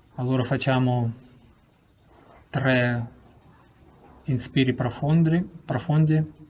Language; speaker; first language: Italian; non-native, learner; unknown